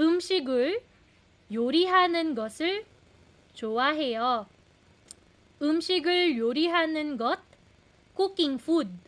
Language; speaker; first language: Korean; non-native, fluent; Filipino